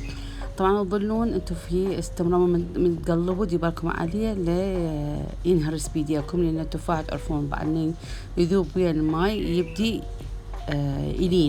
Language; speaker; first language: Arabic; native; Arabic